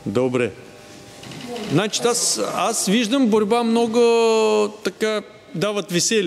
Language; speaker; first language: Bulgarian; non-native, learner; Russian